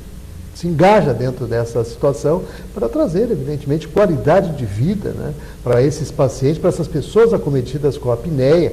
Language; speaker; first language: Portuguese; native; Portuguese